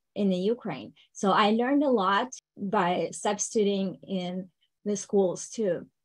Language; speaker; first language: English; non-native, fluent; Ukrainian